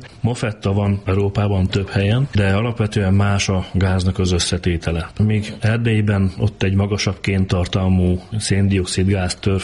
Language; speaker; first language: Hungarian; native; Hungarian